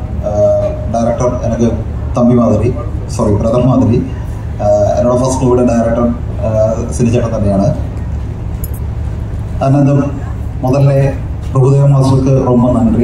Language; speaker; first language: Tamil; non-native, learner; Malayalam